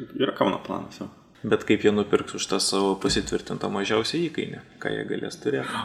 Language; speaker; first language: Lithuanian; native; Lithuanian